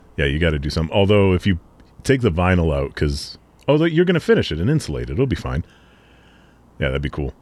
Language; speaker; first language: English; native; English